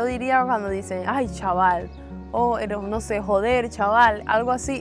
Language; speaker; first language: Spanish; native; Spanish